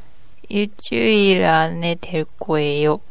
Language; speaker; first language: Korean; non-native, learner; Japanese